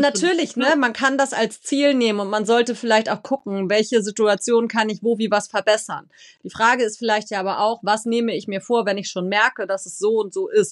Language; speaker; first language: German; native; German